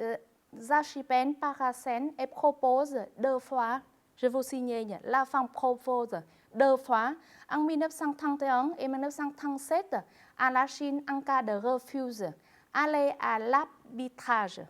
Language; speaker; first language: French; non-native, fluent; Vietnamese